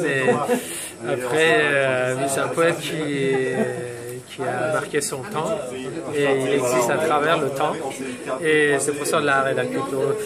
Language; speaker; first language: French; non-native, fluent; Persian